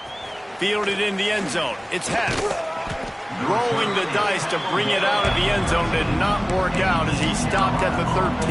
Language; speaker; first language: English; native; English